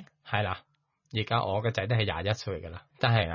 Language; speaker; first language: Cantonese; non-native, fluent; Thai